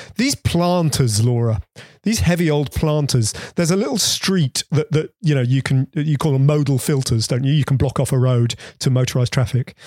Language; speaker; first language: English; native; English